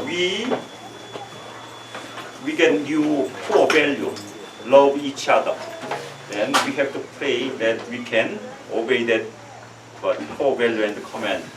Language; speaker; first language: English; non-native, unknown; Korean